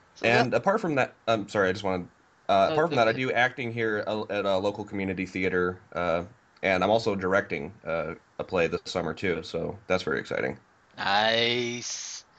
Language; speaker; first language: English; native; English